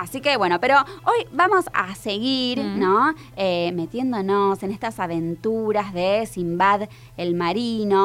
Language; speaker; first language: Spanish; native; Spanish